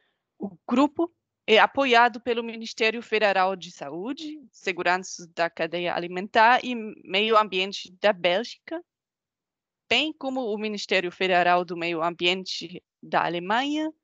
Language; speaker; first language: Portuguese; non-native, fluent; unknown